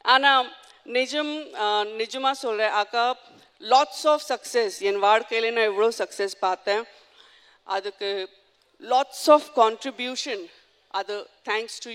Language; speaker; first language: Tamil; non-native, local second language; Gujarati